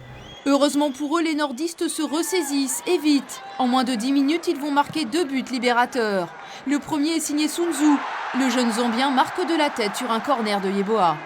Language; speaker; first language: French; native; French